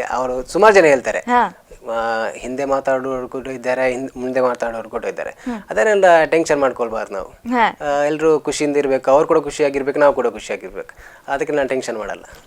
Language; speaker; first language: Kannada; non-native, local second language; Tulu